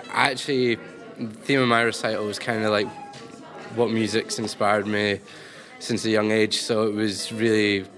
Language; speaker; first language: English; native; English